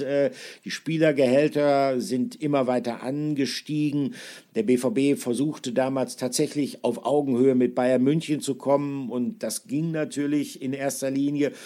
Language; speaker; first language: German; native; German